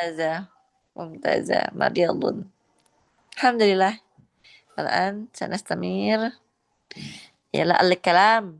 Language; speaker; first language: Arabic; non-native, learner; Indonesian